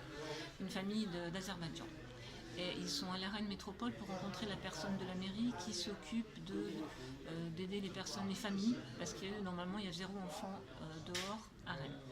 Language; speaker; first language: French; native; French